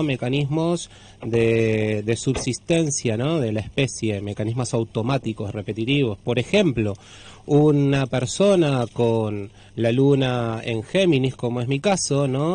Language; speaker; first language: Spanish; native; Spanish